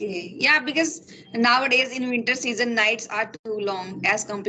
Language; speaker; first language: English; non-native, fluent; Hindi